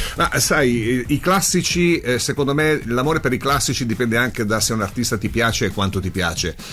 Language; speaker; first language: Italian; native; Italian